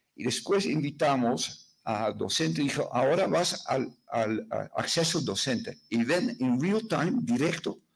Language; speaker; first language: Spanish; non-native, fluent; Dutch